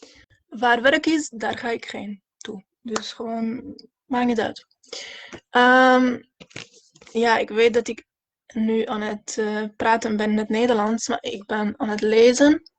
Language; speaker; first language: Dutch; non-native, fluent; Hungarian